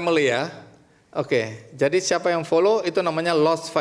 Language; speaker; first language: Indonesian; native; Indonesian